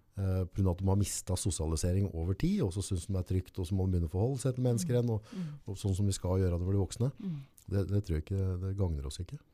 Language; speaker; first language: Norwegian; native; Norwegian